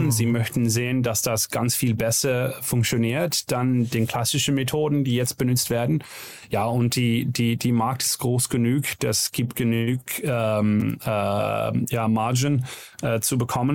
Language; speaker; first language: German; non-native, learner; Dutch